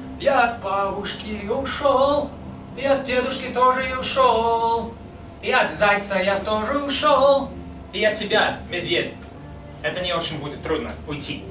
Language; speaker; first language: Russian; non-native, fluent; English